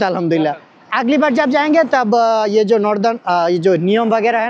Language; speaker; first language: Hindi; non-native, fluent; Bangla